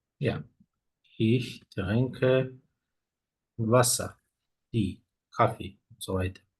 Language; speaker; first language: German; non-native, fluent; Turkish